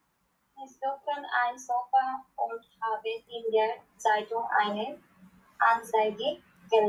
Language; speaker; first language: German; non-native, learner; Bangla